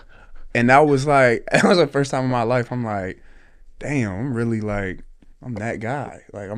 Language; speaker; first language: English; native; English